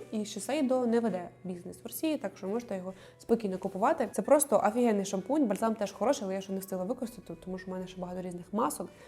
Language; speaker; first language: Ukrainian; native; Ukrainian